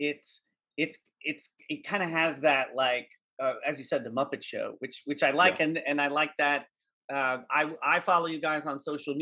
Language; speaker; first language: English; native; English